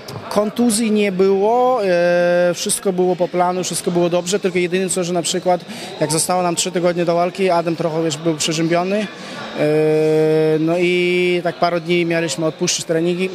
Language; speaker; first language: Polish; non-native, fluent; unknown